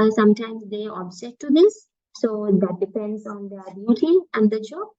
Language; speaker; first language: English; non-native, local second language; Sinhala